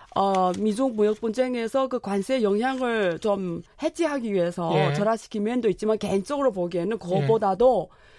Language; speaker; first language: Korean; early bilingual, heritage; Korean